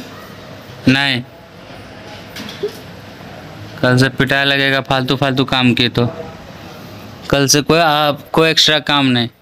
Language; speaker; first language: Hindi; native; Hindi